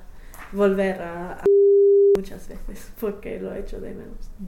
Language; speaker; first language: Spanish; non-native, fluent; English